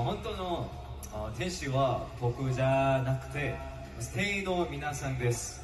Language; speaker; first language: Japanese; non-native, learner; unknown